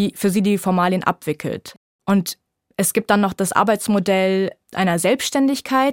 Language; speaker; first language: German; native; German